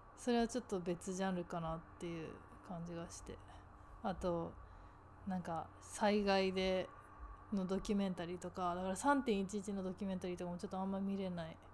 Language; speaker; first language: Japanese; native; Japanese